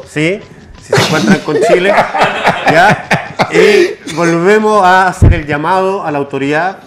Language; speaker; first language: Spanish; native; Spanish